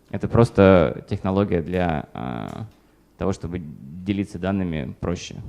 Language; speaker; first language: Russian; native; Russian